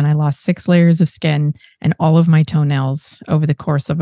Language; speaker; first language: English; native; English